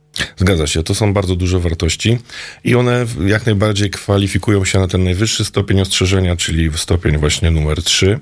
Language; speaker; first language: Polish; native; Polish